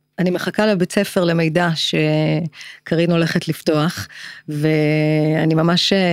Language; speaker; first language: Hebrew; native; Hebrew